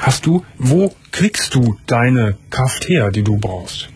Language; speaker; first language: German; native; German